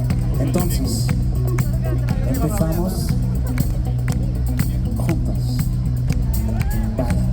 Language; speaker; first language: Spanish; non-native, learner; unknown